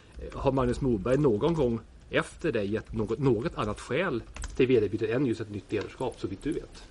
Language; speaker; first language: Swedish; native; Swedish